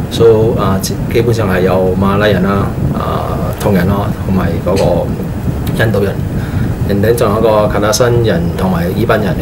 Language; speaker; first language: Cantonese; non-native, fluent; Min Nan Chinese